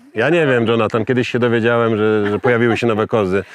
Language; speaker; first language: Polish; native; Polish